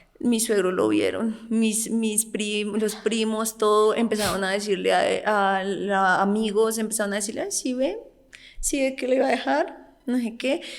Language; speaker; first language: Spanish; native; Spanish